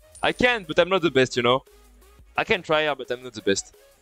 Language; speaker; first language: English; non-native, fluent; French